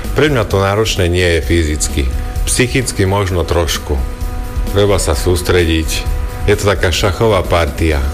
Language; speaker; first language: Slovak; native; Slovak